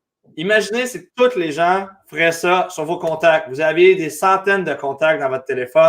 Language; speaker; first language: French; native; French